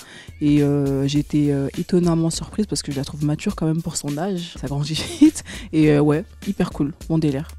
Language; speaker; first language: French; native; French